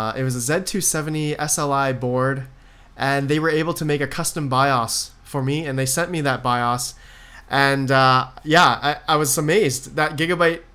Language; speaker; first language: English; native; English